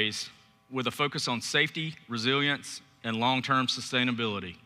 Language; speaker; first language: English; native; English